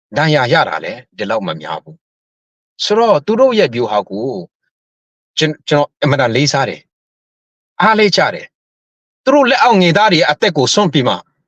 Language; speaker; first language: Burmese; non-native, local second language; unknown